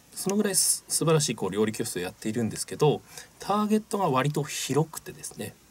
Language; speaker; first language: Japanese; native; Japanese